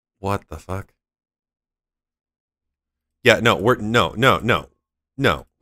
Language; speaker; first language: English; native; English